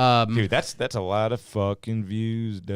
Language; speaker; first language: English; native; English